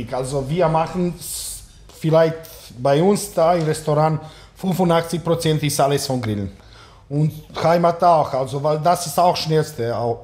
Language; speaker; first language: German; non-native, learner; Serbian